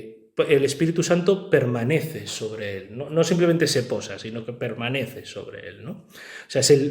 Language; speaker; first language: Spanish; native; Spanish